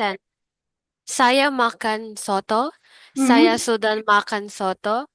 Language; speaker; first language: Indonesian; non-native, learner; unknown